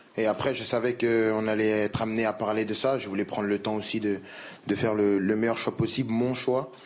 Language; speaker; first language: French; native; French